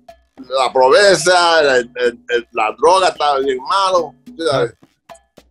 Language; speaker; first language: Spanish; early bilingual, other home language; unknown